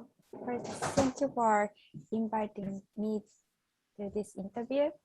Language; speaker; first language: English; non-native, fluent; Japanese